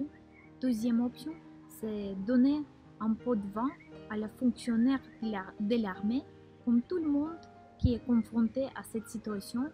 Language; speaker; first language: French; non-native, fluent; Russian